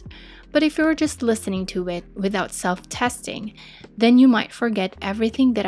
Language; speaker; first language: English; non-native, local second language; Filipino